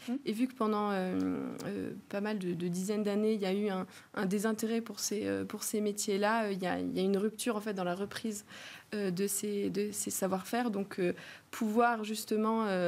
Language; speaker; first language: French; native; French